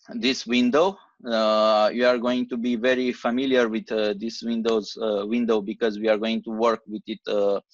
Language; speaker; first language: English; non-native, fluent; Romanian